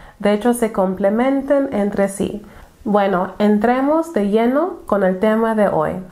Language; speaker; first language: Spanish; non-native, fluent; English